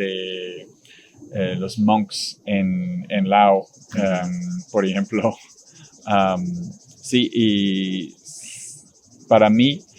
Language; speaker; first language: Spanish; non-native, learner; English